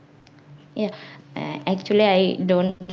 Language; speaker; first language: English; non-native, learner; Sinhala